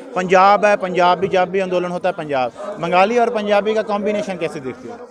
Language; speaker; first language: Hindi; non-native, local second language; Punjabi